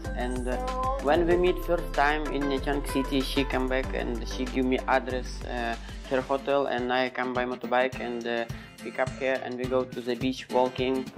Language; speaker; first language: English; non-native, learner; Ukrainian